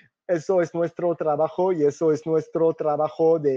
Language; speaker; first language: Spanish; non-native, fluent; French